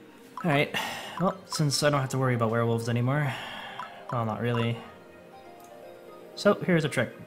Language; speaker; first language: English; native; English